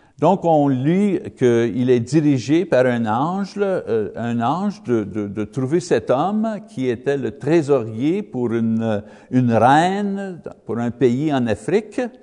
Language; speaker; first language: French; non-native, learner; English